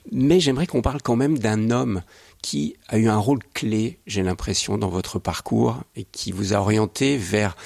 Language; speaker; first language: French; native; French